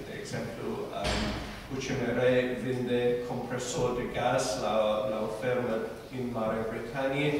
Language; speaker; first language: Romanian; non-native, fluent; English